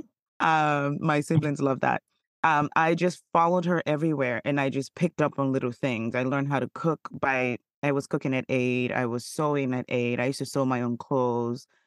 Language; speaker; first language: English; non-native, local second language; Yoruba